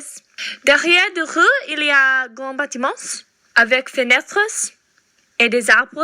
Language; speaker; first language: French; non-native, learner; English